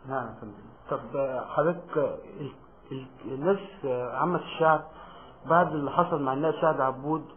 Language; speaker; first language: Arabic; native; Arabic